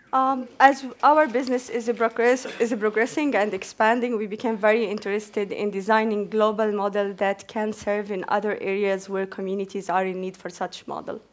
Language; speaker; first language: English; non-native, fluent; Arabic